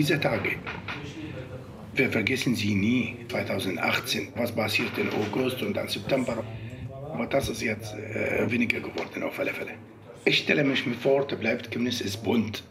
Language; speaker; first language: German; non-native, learner; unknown